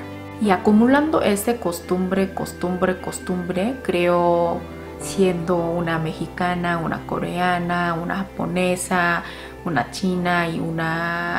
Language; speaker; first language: Spanish; non-native, fluent; Korean